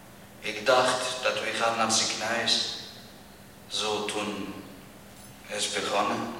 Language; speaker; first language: Dutch; non-native, learner; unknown